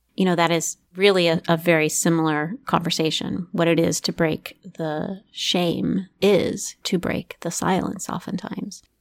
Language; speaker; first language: English; native; English